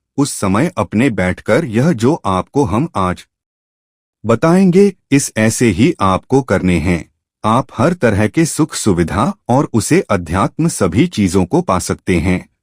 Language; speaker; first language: Hindi; native; Hindi